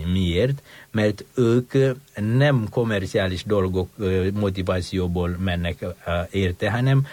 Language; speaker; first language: Hungarian; non-native, fluent; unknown